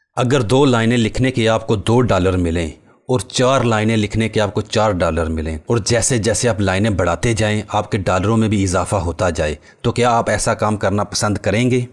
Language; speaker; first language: Urdu; non-native, local second language; Punjabi